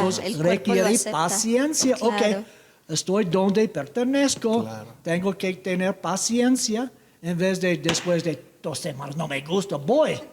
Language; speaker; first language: Spanish; non-native, learner; English